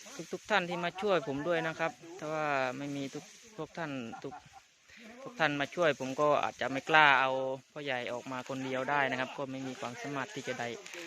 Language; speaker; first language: Thai; native; Thai